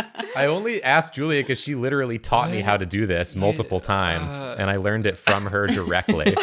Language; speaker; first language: English; native; English